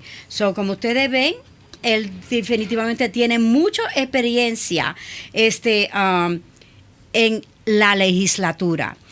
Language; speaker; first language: Spanish; early bilingual, other home language; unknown